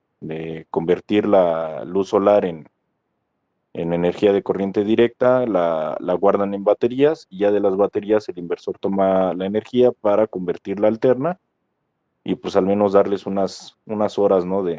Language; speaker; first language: Spanish; native; Spanish